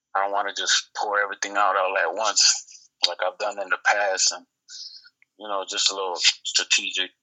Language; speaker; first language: English; native; English